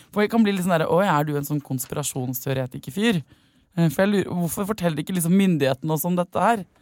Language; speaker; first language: Norwegian; native; Norwegian